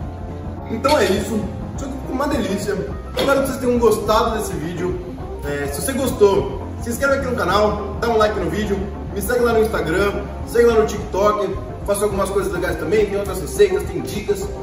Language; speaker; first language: Portuguese; native; Portuguese